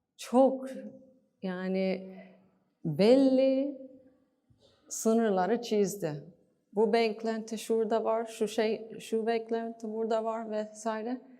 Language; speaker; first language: Turkish; non-native, fluent; English